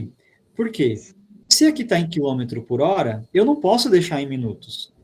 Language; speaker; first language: Portuguese; native; Portuguese